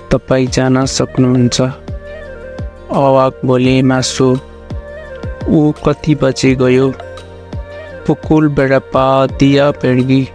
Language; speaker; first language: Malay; non-native, fluent; Nepali